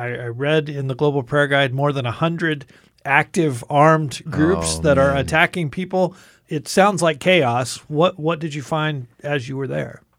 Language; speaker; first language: English; native; English